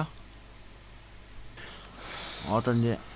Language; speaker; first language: French; native; French